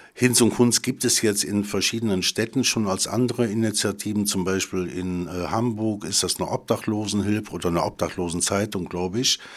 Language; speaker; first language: German; native; German